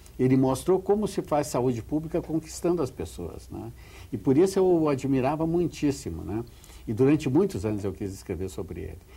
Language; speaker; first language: Portuguese; native; Portuguese